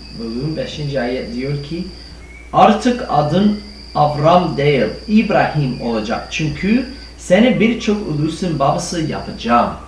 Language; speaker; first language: Turkish; non-native, fluent; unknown